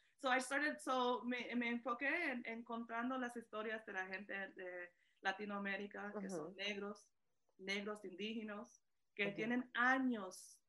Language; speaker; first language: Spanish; early bilingual, heritage; Spanish